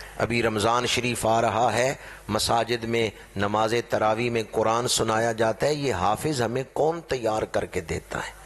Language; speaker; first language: Urdu; non-native, local second language; Punjabi